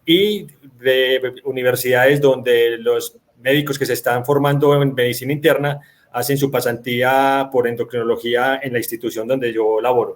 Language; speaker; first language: Spanish; native; Spanish